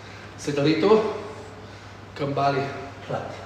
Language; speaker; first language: Indonesian; non-native, fluent; English